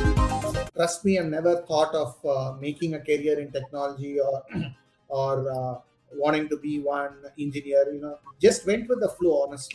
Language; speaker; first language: English; non-native, local second language; Tamil